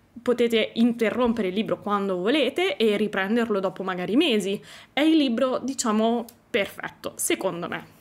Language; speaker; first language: Italian; native; Italian